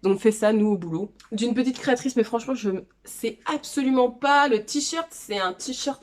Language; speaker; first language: French; native; French